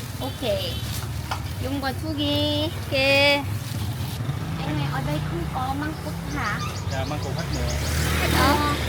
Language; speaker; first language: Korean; non-native, learner; Vietnamese